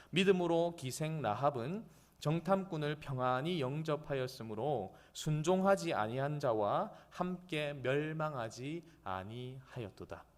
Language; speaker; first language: Korean; native; Korean